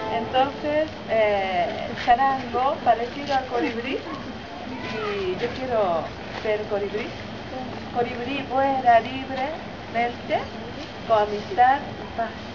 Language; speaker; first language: Spanish; non-native, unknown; Japanese